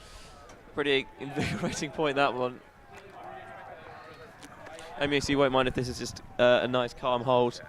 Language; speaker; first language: English; native; English